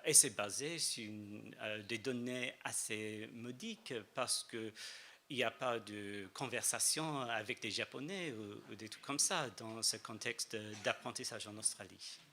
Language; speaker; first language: French; non-native, fluent; English